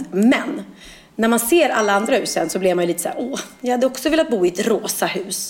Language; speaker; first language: Swedish; native; Swedish